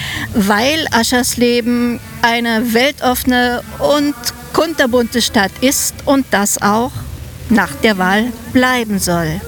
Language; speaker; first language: German; native; German